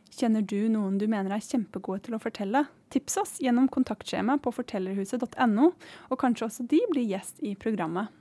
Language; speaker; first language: Norwegian; native; Norwegian